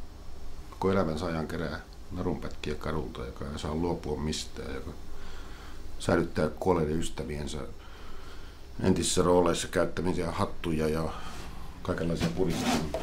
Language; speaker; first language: Finnish; native; Finnish